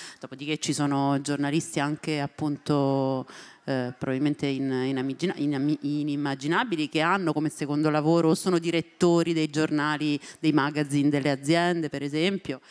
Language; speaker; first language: Italian; native; Italian